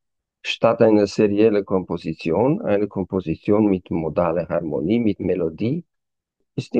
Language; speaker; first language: German; non-native, fluent; Romanian